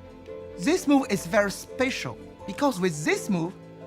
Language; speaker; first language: English; non-native, learner; Chinese